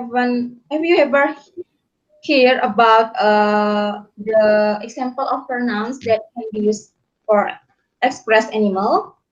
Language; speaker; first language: English; non-native, learner; Indonesian